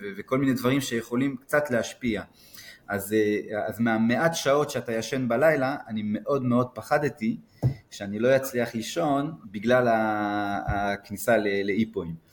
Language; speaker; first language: Hebrew; non-native, fluent; French